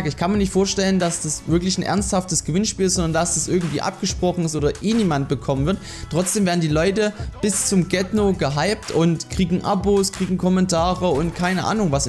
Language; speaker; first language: German; native; German